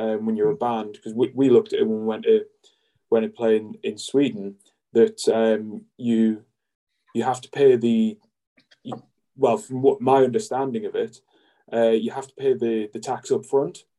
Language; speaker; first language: English; native; English